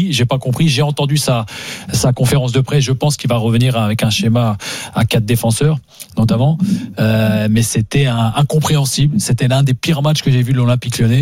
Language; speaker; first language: French; native; French